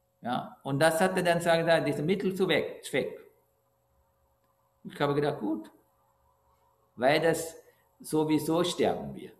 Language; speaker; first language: German; non-native, fluent; Sinhala